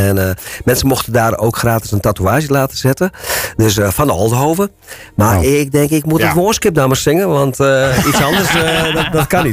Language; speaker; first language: Dutch; native; Dutch